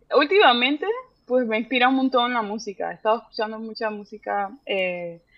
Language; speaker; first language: Spanish; native; Spanish